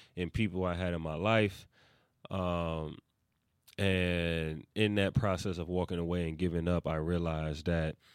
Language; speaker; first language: English; native; English